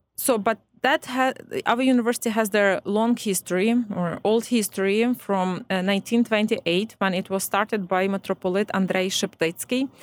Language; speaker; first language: English; non-native, fluent; Ukrainian